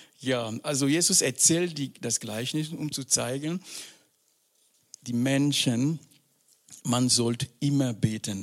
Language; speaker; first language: German; non-native, fluent; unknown